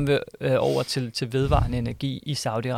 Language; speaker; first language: Danish; native; Danish